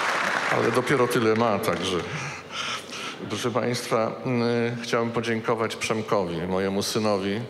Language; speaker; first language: Polish; native; Polish